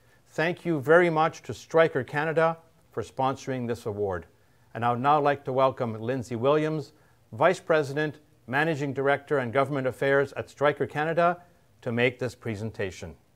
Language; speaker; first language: English; native; English